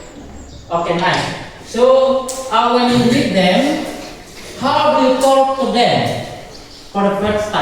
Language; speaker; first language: English; non-native, learner; Indonesian